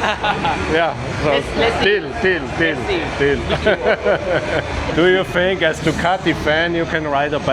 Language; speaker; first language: English; non-native, fluent; German